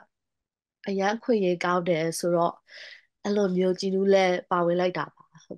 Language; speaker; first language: Burmese; non-native, local second language; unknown